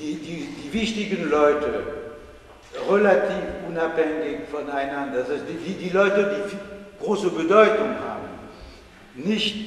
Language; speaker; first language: German; non-native, fluent; French